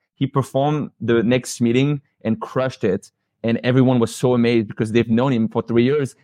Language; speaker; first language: English; non-native, fluent; French